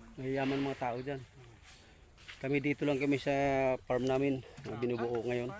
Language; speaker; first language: Filipino; non-native, local second language; Waray